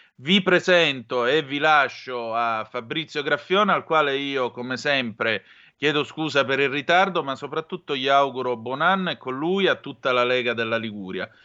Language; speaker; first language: Italian; native; Italian